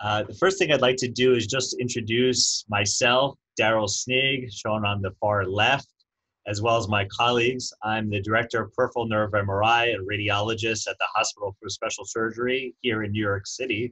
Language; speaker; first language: English; native; English